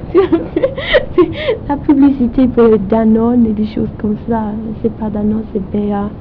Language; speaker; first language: French; non-native, fluent; German